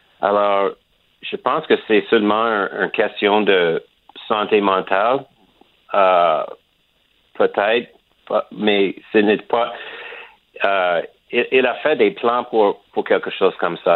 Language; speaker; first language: French; non-native, learner; English